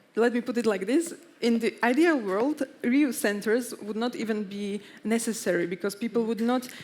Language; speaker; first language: English; non-native, fluent; Slovak